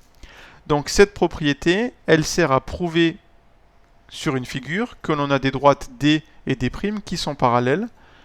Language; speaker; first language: French; native; French